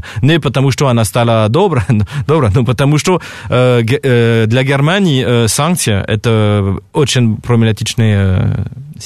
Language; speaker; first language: Russian; non-native, fluent; French